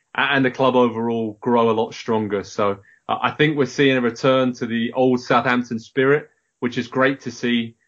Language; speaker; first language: English; native; English